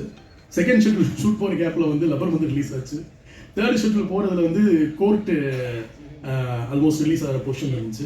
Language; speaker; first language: Tamil; native; Tamil